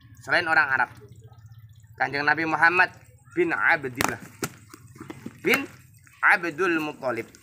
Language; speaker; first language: Indonesian; native; Indonesian